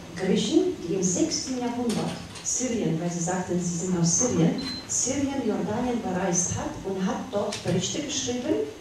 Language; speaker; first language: German; non-native, learner; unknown